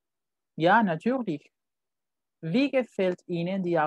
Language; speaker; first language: German; non-native, fluent; Spanish